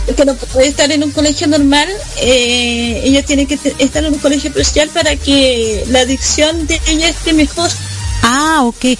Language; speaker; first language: Spanish; native; Spanish